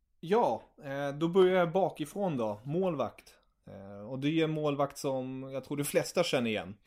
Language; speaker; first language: Swedish; early bilingual, other home language; German